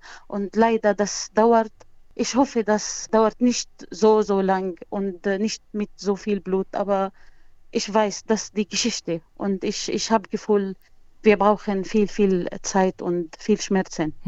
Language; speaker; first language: German; non-native, learner; Arabic